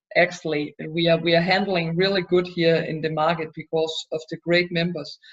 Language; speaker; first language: English; non-native, fluent; Danish